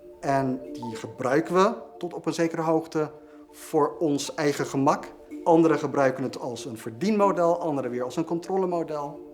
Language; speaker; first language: Dutch; native; Dutch